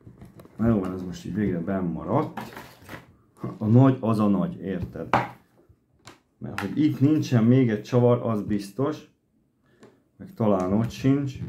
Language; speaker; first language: Hungarian; native; Hungarian